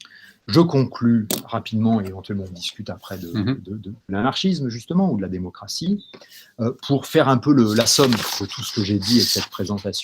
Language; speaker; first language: French; native; French